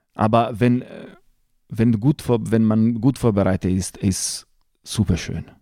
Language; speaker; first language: German; non-native, fluent; Italian